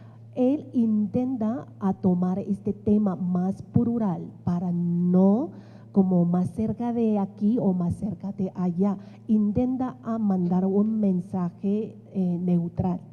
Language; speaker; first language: Spanish; non-native, fluent; Chinese